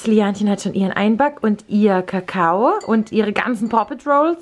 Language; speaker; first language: German; native; German